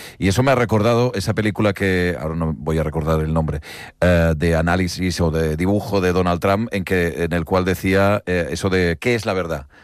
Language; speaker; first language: Spanish; non-native, local second language; Catalan